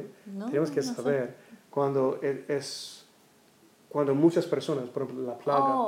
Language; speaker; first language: Spanish; non-native, learner; English